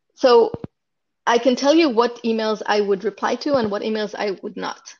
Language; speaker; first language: English; non-native, fluent; Hebrew